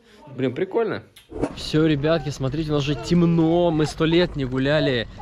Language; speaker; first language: Russian; native; Russian